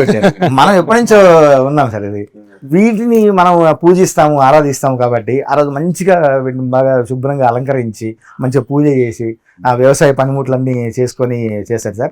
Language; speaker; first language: Telugu; native; Telugu